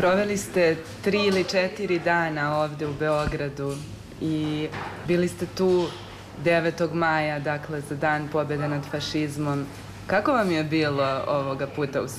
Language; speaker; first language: Serbian; native; Serbian